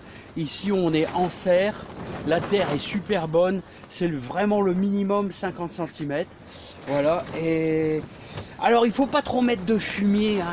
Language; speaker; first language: French; native; French